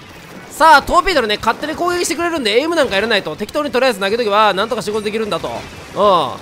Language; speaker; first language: Japanese; native; Japanese